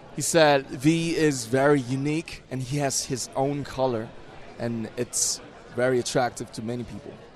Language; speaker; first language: English; non-native, fluent; Korean